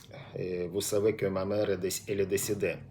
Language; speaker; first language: French; non-native, learner; Russian